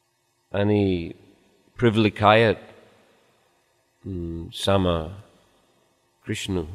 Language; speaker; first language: Russian; non-native, fluent; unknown